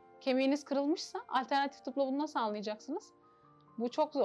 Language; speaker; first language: Turkish; native; Turkish